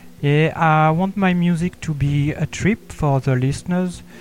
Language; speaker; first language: English; non-native, learner; French